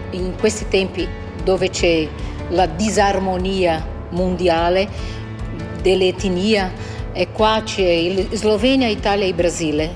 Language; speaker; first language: Italian; non-native, fluent; Portuguese